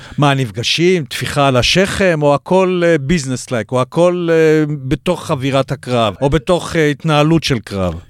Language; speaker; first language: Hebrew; native; Hebrew